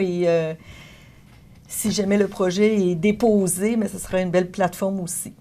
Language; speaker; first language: French; native; French